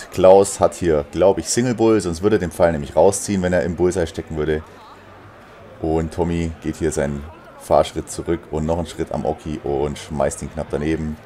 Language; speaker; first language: German; native; German